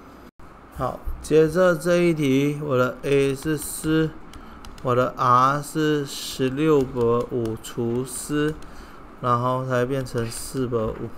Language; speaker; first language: Chinese; non-native, local second language; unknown